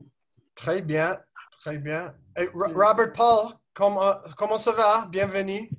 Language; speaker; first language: French; non-native, learner; English